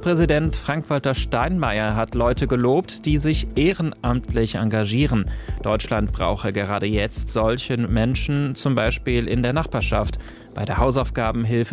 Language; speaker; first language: German; native; German